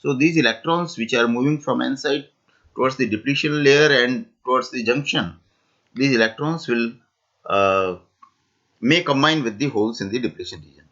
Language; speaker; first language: English; non-native, local second language; Hindi